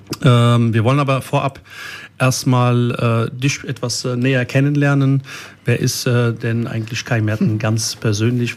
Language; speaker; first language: German; early bilingual, other home language; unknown